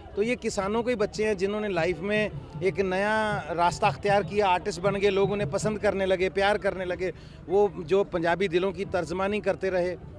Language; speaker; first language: Hindi; non-native, local second language; Punjabi